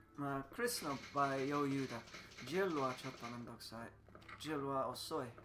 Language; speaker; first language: Japanese; non-native, learner; English